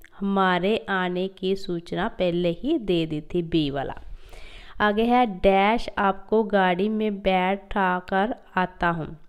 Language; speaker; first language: Hindi; non-native, local second language; Punjabi